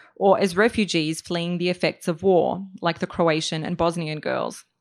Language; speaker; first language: English; native; English